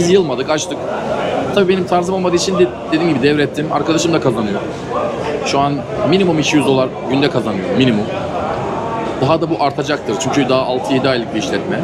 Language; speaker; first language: Turkish; native; Turkish